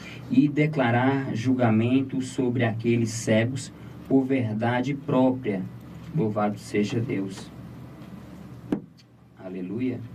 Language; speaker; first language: Portuguese; native; Portuguese